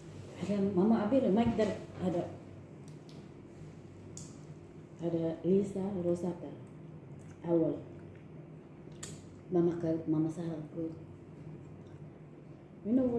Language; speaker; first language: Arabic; non-native, learner; Filipino